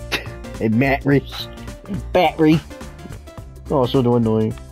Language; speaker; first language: English; native; English